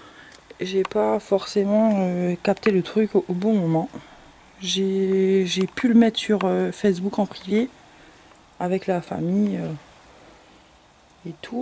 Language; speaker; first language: French; native; French